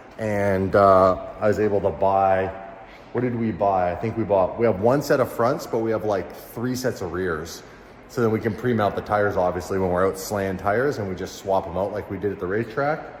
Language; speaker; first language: English; native; English